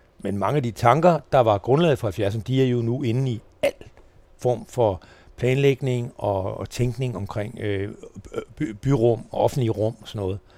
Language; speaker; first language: Danish; native; Danish